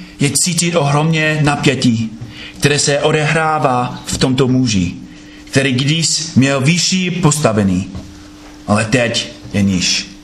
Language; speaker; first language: Czech; non-native, fluent; English